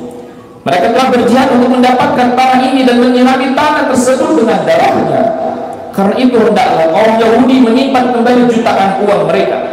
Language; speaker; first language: Indonesian; native; Indonesian